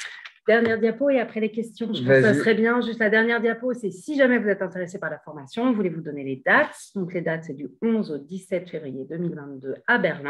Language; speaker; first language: French; native; French